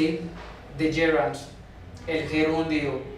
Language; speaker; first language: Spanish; non-native, fluent; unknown